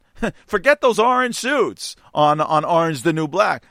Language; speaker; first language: English; native; English